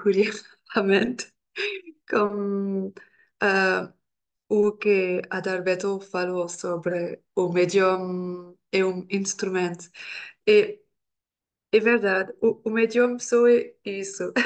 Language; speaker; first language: Portuguese; non-native, learner; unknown